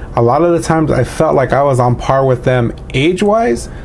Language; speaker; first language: English; native; English